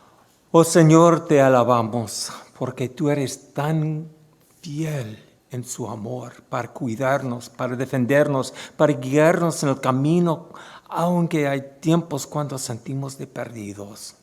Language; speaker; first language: Spanish; non-native, fluent; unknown